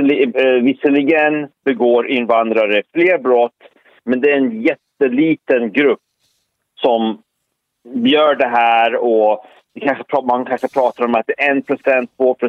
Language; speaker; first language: Swedish; early bilingual, other home language; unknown